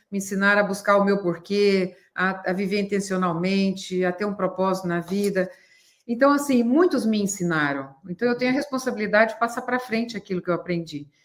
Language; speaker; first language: Portuguese; native; Portuguese